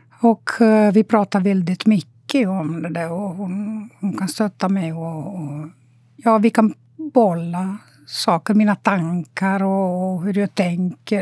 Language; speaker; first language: Swedish; non-native, fluent; Romanian